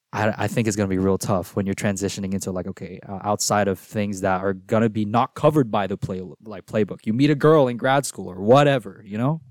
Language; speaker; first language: English; non-native, local second language; Filipino